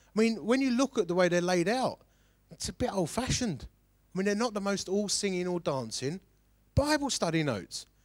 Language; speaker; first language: English; native; English